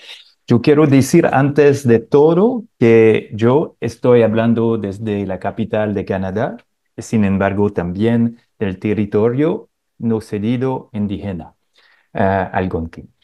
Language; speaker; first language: Spanish; non-native, fluent; French